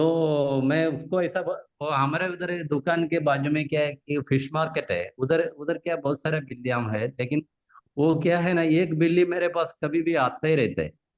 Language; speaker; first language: Hindi; non-native, local second language; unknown